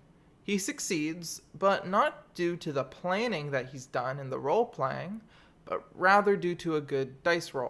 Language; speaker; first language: English; native; English